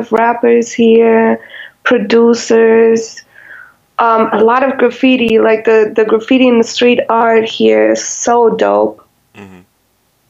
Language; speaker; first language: English; non-native, fluent; German